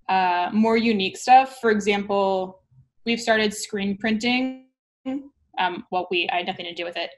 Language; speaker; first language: English; native; English